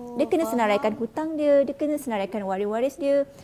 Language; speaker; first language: Malay; native; Malay